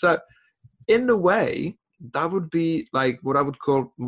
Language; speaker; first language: English; non-native, fluent; Czech